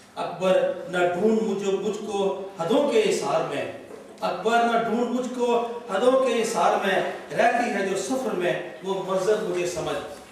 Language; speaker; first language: Urdu; non-native, local second language; Punjabi